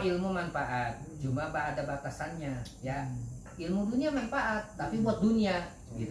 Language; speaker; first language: Indonesian; native; Indonesian